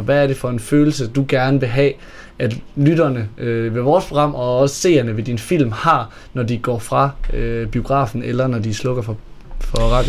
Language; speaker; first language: Danish; native; Danish